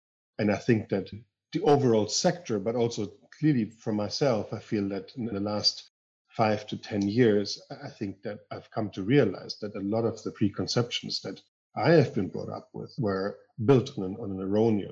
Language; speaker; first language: English; non-native, fluent; German